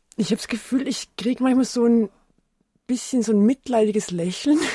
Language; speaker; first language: German; native; German